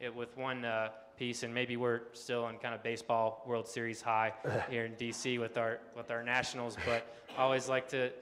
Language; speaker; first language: English; native; English